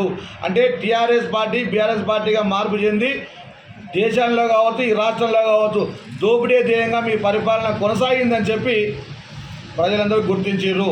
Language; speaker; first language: Telugu; native; Telugu